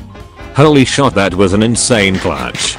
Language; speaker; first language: English; native; English